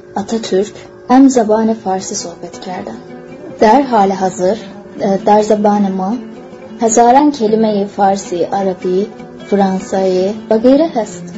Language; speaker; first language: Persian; non-native, fluent; Turkish